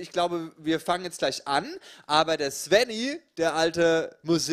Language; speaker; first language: German; native; German